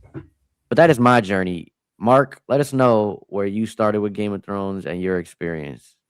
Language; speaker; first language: English; native; English